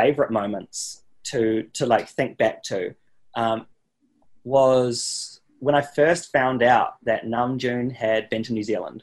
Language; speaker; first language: English; native; English